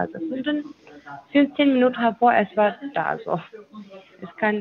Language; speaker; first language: German; non-native, learner; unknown